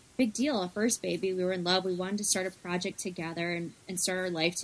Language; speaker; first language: English; native; English